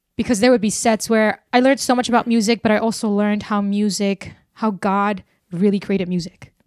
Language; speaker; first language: English; early bilingual, other home language; Burmese